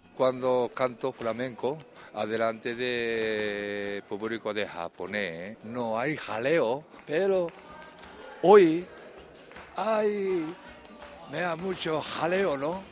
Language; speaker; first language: Spanish; non-native, learner; Japanese